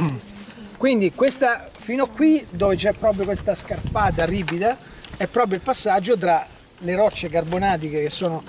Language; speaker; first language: Italian; native; Italian